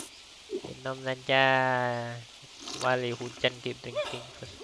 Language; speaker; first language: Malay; non-native, local second language; Chinese